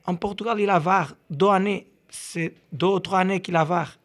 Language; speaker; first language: French; non-native, learner; Portuguese